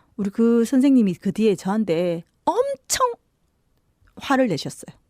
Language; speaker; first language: Korean; native; Korean